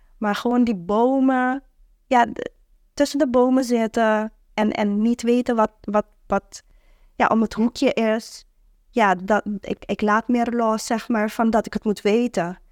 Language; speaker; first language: Dutch; non-native, local second language; Papiamento